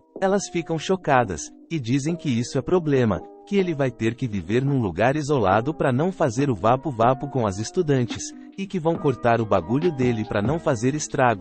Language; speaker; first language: Portuguese; native; Portuguese